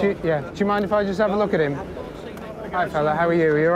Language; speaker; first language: English; native; English